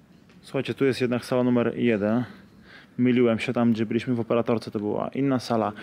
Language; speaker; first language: Polish; native; Polish